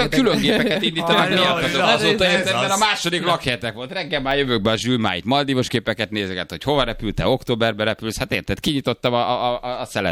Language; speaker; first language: Hungarian; native; Hungarian